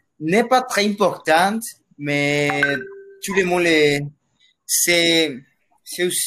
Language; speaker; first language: French; non-native, learner; Spanish